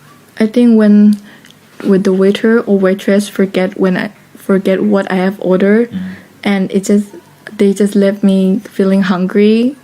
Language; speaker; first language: English; non-native, fluent; Thai